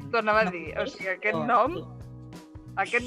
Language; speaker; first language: Catalan; native; Catalan